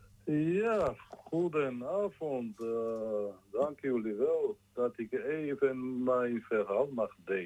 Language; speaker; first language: Dutch; non-native, learner; Georgian